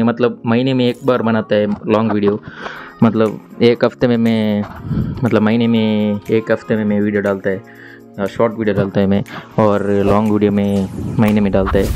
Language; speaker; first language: Hindi; non-native, local second language; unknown